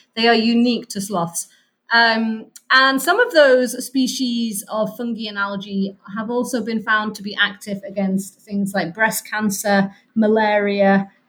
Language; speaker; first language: English; native; English